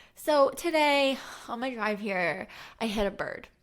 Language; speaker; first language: English; native; English